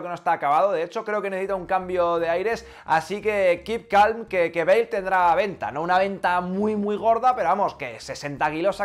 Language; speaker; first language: Spanish; native; Spanish